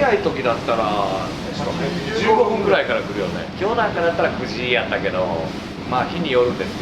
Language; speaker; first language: Japanese; native; Japanese